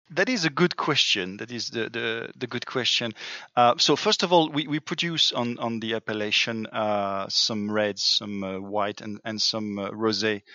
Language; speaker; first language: English; non-native, fluent; French